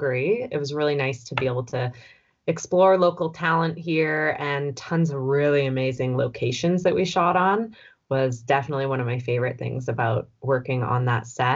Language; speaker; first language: English; native; English